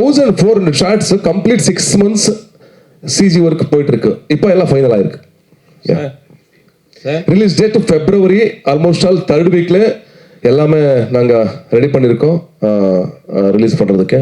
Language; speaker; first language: Tamil; non-native, learner; Kannada